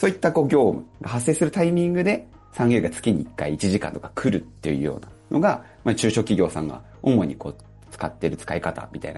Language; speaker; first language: Japanese; native; Japanese